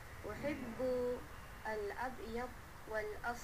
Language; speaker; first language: Arabic; non-native, learner; Malay